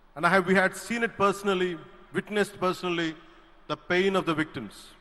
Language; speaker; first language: English; non-native, local second language; Telugu